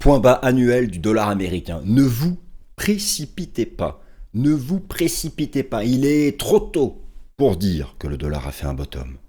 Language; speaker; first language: French; native; French